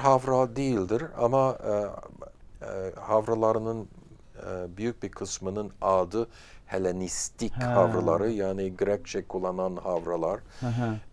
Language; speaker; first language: Turkish; non-native, fluent; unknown